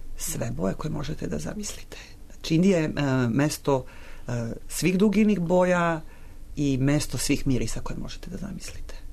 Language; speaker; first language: Serbian; native; Serbian